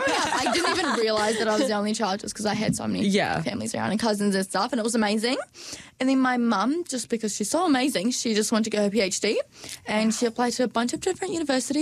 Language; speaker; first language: English; non-native, local second language; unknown